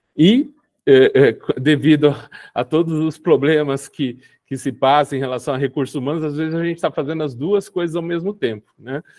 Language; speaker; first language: Portuguese; native; Portuguese